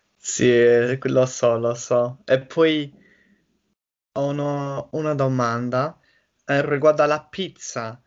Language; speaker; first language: Italian; non-native, learner; English